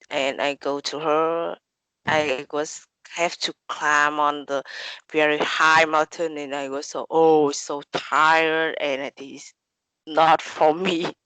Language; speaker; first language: English; non-native, learner; Vietnamese